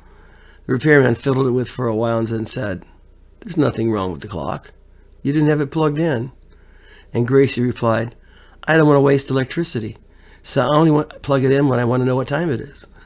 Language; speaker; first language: English; native; English